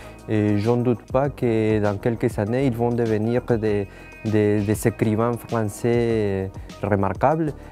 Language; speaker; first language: French; non-native, fluent; Spanish